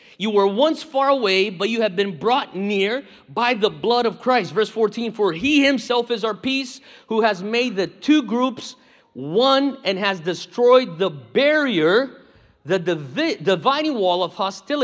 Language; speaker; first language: English; non-native, fluent; Portuguese